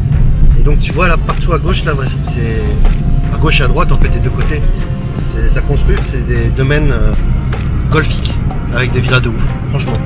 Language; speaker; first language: French; native; French